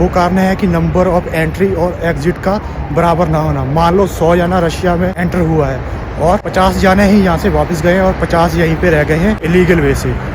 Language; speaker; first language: Hindi; non-native, local second language; Punjabi